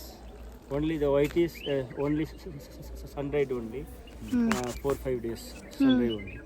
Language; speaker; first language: English; non-native, learner; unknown